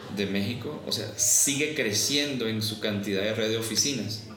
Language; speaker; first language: Spanish; native; Spanish